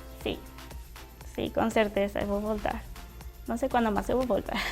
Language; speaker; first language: Portuguese; non-native, fluent; Spanish